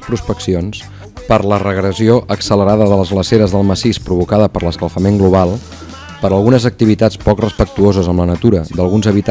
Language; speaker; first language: Catalan; native; Catalan